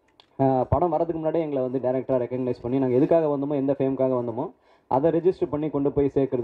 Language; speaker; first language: Tamil; native; Tamil